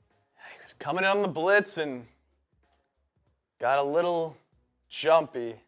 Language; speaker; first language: English; native; English